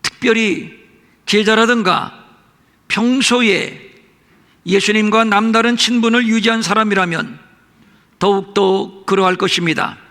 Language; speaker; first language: Korean; native; Korean